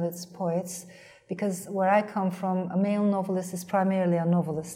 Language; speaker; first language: English; non-native, fluent; Turkish